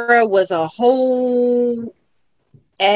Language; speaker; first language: English; native; English